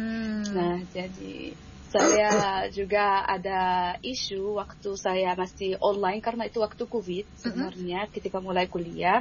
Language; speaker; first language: Indonesian; non-native, fluent; Arabic